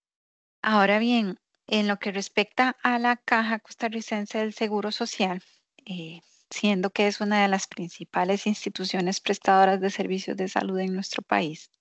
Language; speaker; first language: Spanish; native; Spanish